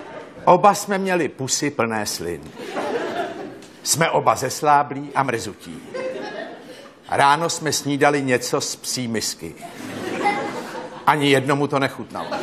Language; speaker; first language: Czech; native; Czech